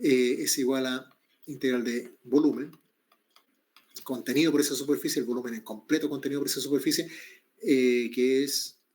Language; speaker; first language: Spanish; native; Spanish